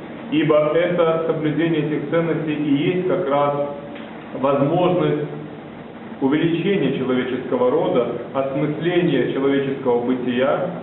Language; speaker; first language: Russian; native; Russian